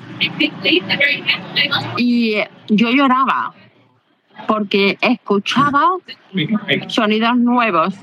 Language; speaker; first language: Spanish; native; Spanish